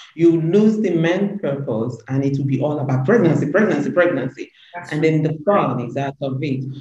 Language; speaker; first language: English; non-native, local second language; Igbo